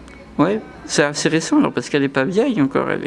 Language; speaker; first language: French; native; French